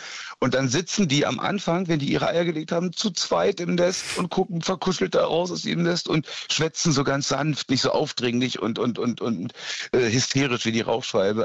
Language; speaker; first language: German; native; German